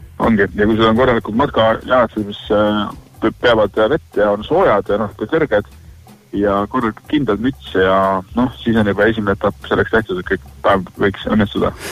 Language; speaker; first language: Estonian; native; Estonian